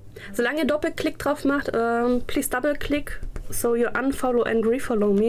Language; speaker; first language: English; non-native, learner; German